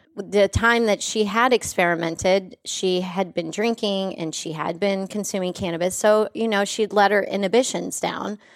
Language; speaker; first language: English; native; English